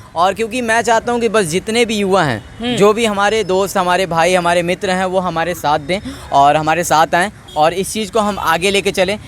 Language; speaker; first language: Hindi; native; Hindi